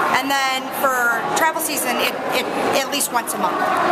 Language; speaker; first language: English; native; English